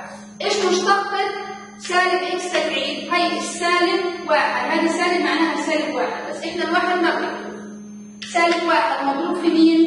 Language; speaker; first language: Arabic; native; Arabic